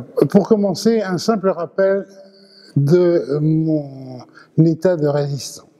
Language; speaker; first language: French; early bilingual, other home language; Ladino